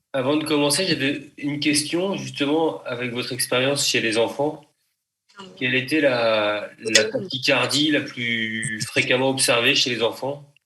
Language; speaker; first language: French; native; French